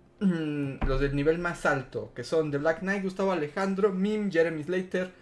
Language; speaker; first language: Spanish; native; Spanish